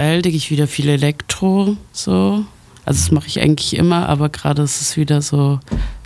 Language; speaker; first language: German; native; German